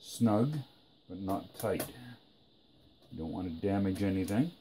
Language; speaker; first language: English; native; English